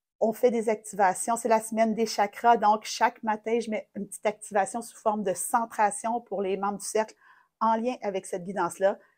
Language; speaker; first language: French; native; French